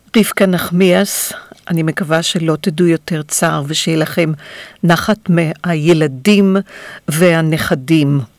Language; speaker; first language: Hebrew; native; Hebrew